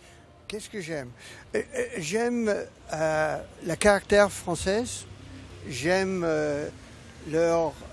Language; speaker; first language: French; non-native, fluent; English